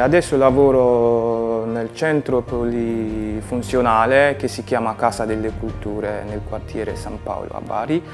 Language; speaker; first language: Italian; non-native, fluent; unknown